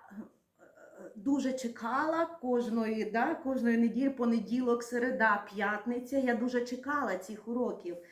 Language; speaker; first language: Ukrainian; non-native, local second language; Russian